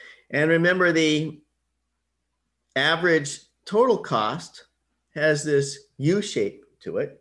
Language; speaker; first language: English; native; English